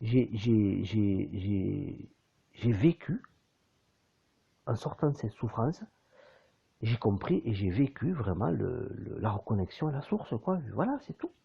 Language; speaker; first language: French; native; French